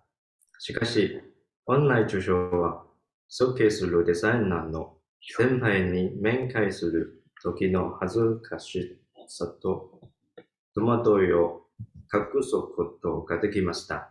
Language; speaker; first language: Japanese; non-native, learner; Chinese